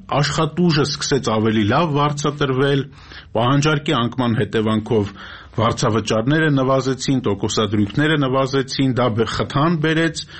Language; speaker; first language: Armenian; native; Armenian